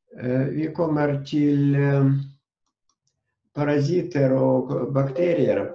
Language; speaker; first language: Swedish; non-native, fluent; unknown